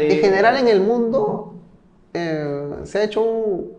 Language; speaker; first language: Spanish; native; Spanish